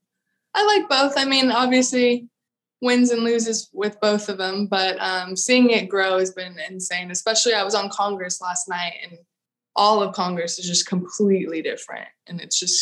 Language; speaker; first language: English; native; English